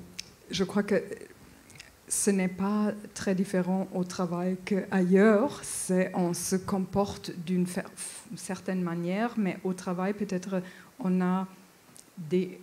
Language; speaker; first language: French; non-native, fluent; German